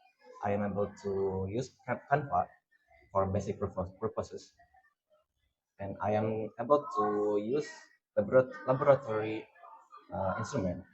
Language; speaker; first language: English; non-native, learner; Indonesian